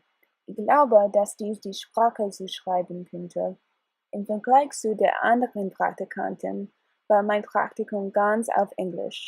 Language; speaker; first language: German; non-native, learner; English